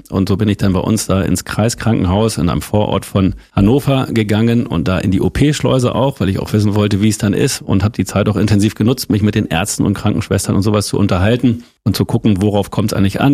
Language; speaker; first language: German; native; German